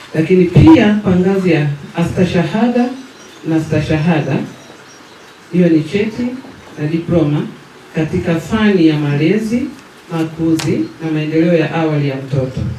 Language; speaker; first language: Swahili; native; Swahili